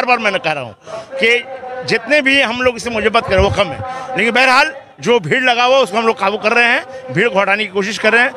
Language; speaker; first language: Hindi; native; Hindi